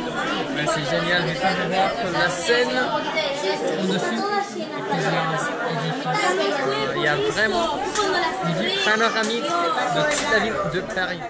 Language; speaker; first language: French; non-native, fluent; English